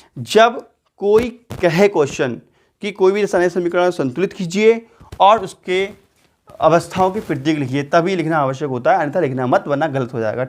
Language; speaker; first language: Hindi; native; Hindi